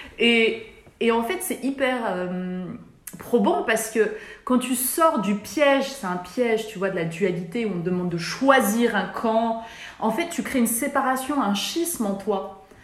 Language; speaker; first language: French; native; French